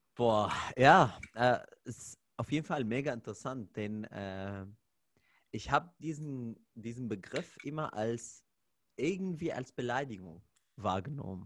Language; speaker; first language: German; non-native, fluent; Arabic